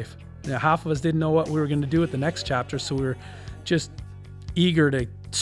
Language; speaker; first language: English; native; English